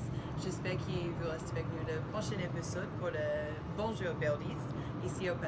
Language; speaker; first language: French; non-native, learner; Spanish